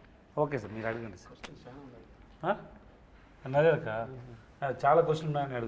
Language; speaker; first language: Telugu; non-native, learner; Tamil